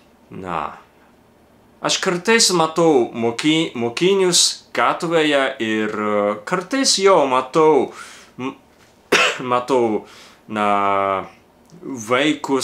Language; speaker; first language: Lithuanian; non-native, fluent; Japanese